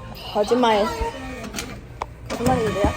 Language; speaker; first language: Korean; non-native, learner; Mongolian